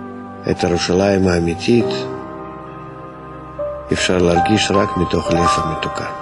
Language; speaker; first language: Hebrew; non-native, fluent; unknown